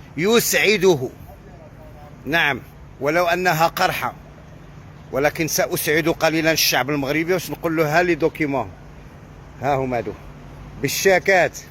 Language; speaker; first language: Arabic; native; Arabic